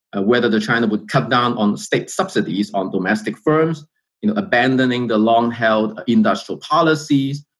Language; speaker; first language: English; non-native, fluent; Chinese